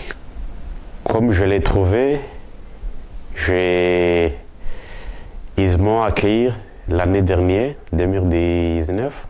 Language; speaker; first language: French; non-native, local second language; Kinyarwanda